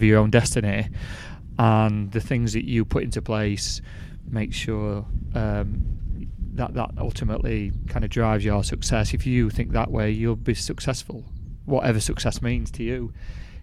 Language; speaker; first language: English; native; English